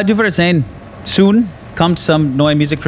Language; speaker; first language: German; non-native, learner; English